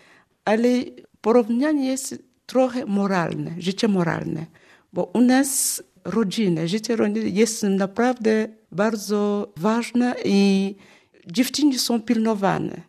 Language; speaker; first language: Polish; non-native, learner; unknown